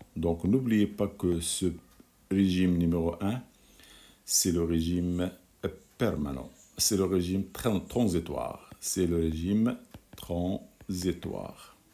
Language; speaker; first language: French; non-native, local second language; Arabic